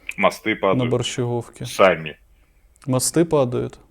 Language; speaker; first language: Russian; native; Russian